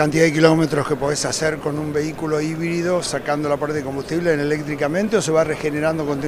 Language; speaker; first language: Spanish; native; Spanish